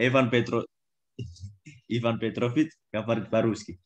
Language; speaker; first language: Russian; non-native, learner; Indonesian